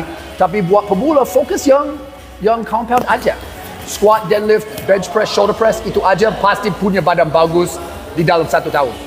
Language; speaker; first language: Indonesian; non-native, learner; English